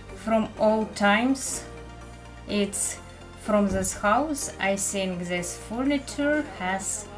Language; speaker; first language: English; non-native, fluent; Ukrainian